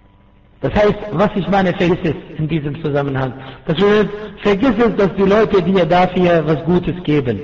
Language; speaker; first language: German; non-native, fluent; Arabic